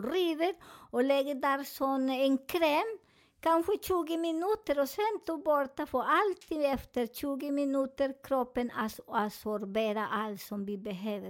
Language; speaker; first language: Swedish; non-native, learner; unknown